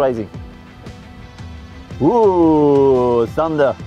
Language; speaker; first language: English; non-native, fluent; French